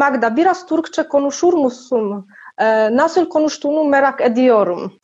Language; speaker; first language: Turkish; non-native, learner; Polish